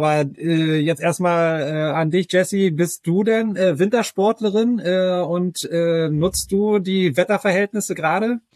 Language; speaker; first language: German; native; German